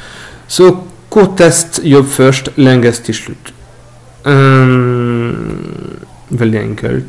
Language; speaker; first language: Norwegian; non-native, learner; French